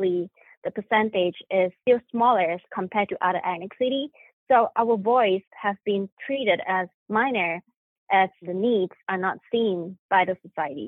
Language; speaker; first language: English; non-native, local second language; Chinese